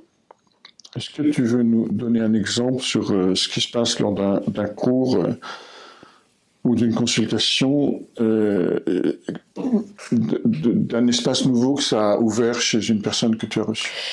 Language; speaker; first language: French; native; French